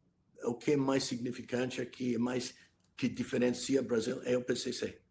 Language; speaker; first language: Portuguese; non-native, fluent; English